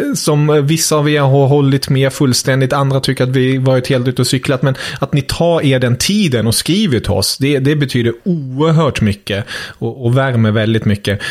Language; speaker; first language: Swedish; non-native, fluent; German